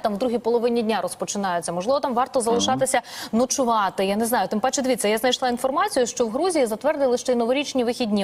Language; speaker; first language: Ukrainian; native; Ukrainian